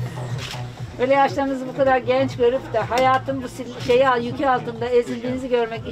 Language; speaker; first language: Turkish; native; Turkish